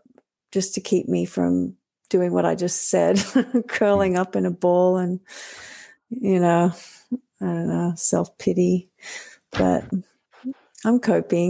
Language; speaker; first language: English; native; English